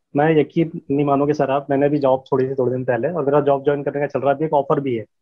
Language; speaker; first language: Hindi; native; Hindi